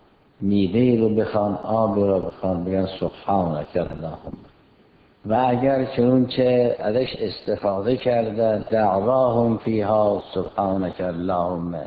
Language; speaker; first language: Persian; native; Persian